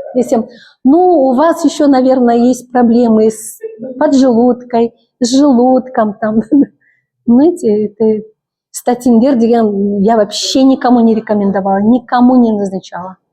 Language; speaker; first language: Russian; non-native, local second language; Kazakh